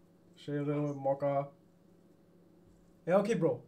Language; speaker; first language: German; native; German